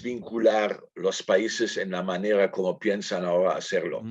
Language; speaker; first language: Spanish; non-native, fluent; German